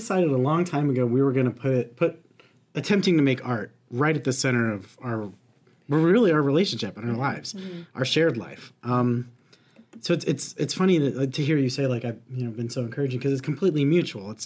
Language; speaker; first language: English; native; English